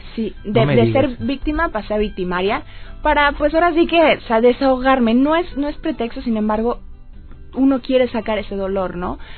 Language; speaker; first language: Spanish; native; Spanish